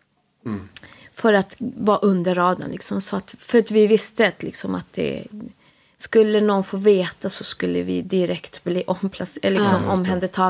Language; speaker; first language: Swedish; native; Swedish